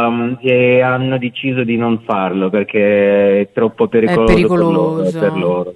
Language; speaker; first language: Italian; non-native, fluent; Russian